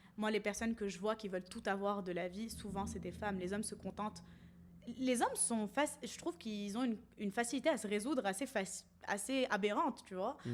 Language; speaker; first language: French; non-native, local second language; Arabic